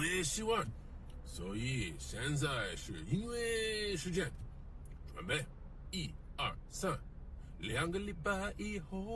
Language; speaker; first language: Chinese; non-native, learner; English